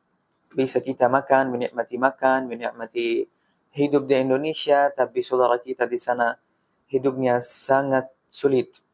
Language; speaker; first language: Indonesian; non-native, fluent; Arabic